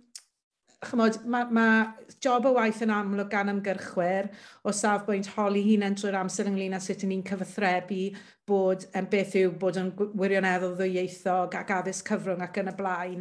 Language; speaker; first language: Welsh; native; Welsh